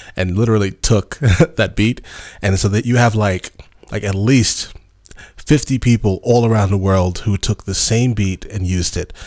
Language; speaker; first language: English; native; English